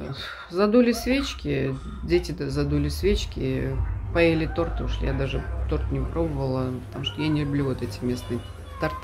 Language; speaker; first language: Russian; native; Russian